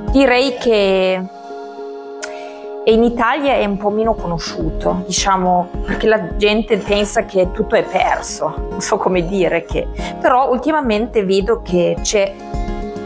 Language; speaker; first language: Italian; non-native, fluent; German